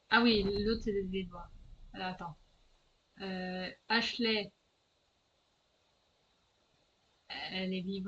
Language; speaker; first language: French; native; French